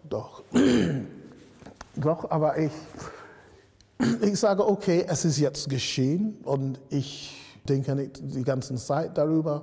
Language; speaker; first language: German; non-native, fluent; English